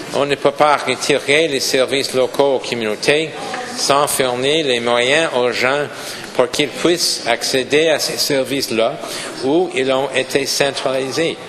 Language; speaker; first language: French; non-native, local second language; English